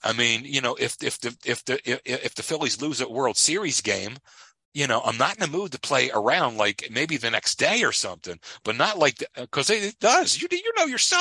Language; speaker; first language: English; native; English